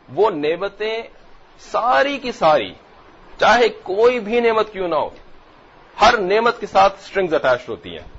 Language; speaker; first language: Urdu; native; Urdu